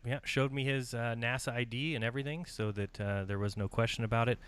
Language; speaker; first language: English; native; English